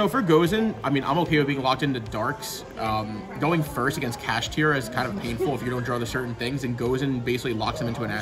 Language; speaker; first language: English; native; English